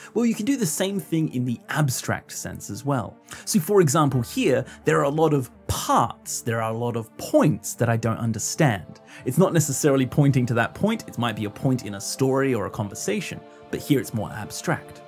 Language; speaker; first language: English; native; English